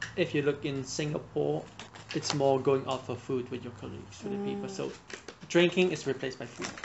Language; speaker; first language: English; non-native, fluent; Vietnamese